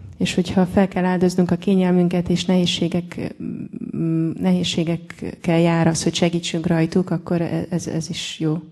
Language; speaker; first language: Hungarian; native; Hungarian